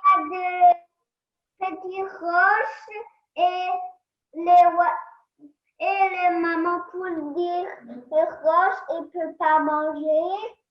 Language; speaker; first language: French; non-native, learner; Chinese